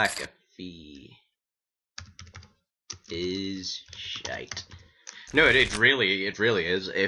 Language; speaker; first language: English; native; English